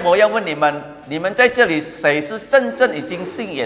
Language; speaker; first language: Chinese; early bilingual, heritage; Chinese